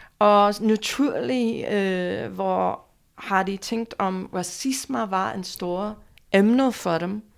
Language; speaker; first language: Danish; non-native, fluent; English